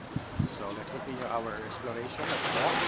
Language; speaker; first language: English; non-native, local second language; Filipino